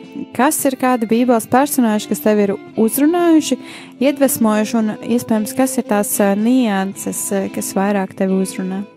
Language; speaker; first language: Latvian; native; Latvian